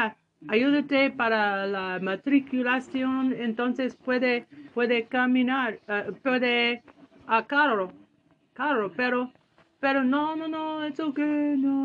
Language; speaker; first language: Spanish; non-native, learner; English